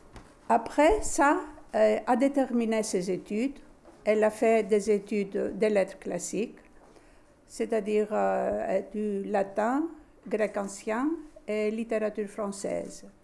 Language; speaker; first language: French; non-native, fluent; Greek